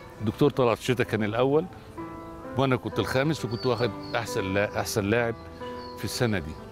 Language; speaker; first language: Arabic; native; Arabic